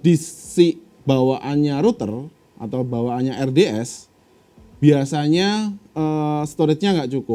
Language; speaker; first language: Indonesian; native; Indonesian